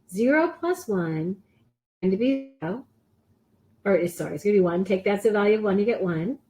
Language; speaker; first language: English; native; English